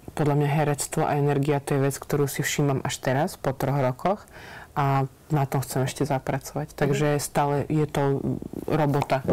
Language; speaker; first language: Slovak; native; Slovak